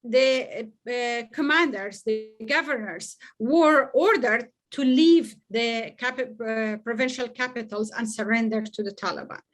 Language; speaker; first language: English; non-native, fluent; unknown